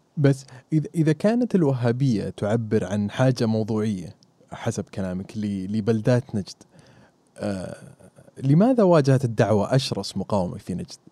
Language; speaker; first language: Arabic; native; Arabic